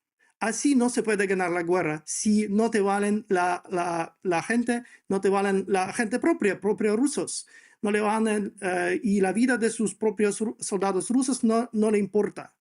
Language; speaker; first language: Spanish; non-native, fluent; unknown